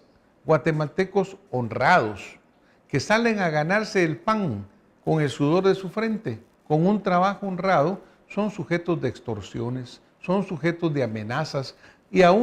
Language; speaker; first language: Spanish; native; Spanish